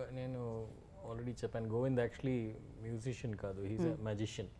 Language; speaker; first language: Telugu; non-native, learner; Tamil